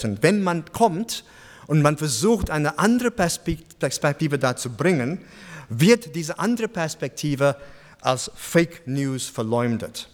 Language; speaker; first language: German; non-native, fluent; English